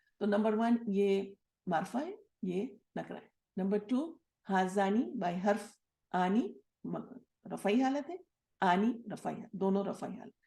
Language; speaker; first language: Urdu; native; Urdu